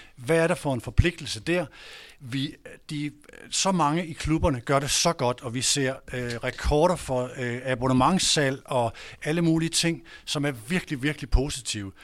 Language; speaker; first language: Danish; native; Danish